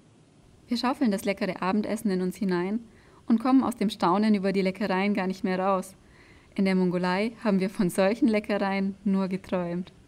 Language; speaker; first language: German; native; German